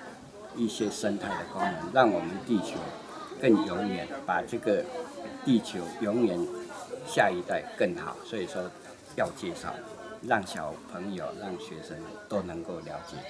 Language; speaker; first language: Chinese; native; Chinese